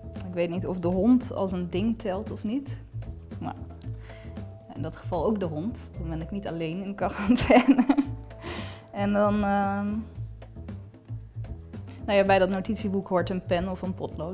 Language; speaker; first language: Dutch; native; Dutch